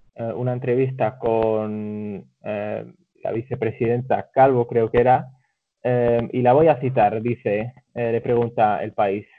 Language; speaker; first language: Spanish; early bilingual, other home language; Catalan